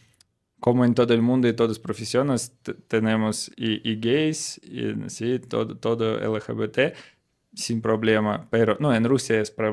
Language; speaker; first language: Spanish; non-native, learner; Russian